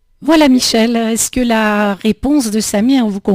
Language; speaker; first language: French; native; French